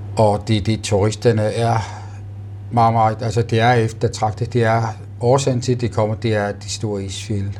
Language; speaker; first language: Danish; non-native, local second language; Kalaallisut